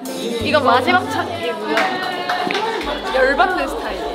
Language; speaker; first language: Korean; non-native, learner; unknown